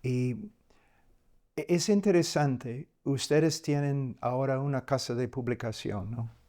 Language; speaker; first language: Spanish; non-native, fluent; English